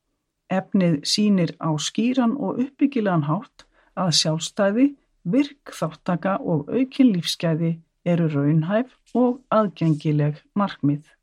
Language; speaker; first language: Icelandic; native; Icelandic